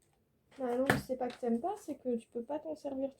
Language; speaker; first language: French; native; French